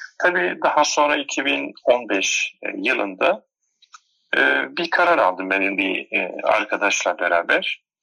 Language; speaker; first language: Turkish; non-native, local second language; Turoyo